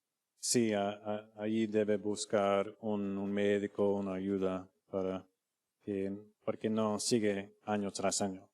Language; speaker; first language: Spanish; non-native, fluent; English